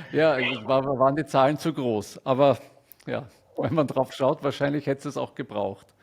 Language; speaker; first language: German; native; German